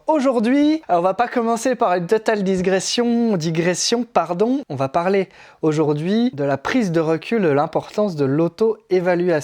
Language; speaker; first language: French; native; French